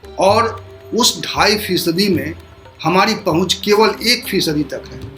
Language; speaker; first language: Hindi; native; Hindi